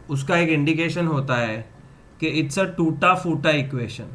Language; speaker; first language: Hindi; non-native, local second language; Gujarati